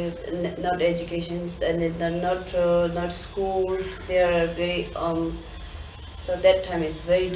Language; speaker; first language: English; non-native, learner; Tibetan